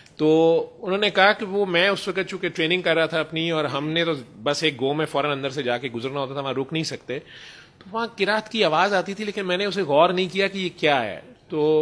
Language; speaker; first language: Urdu; non-native, local second language; Punjabi